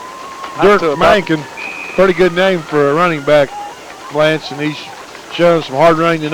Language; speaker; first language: English; native; English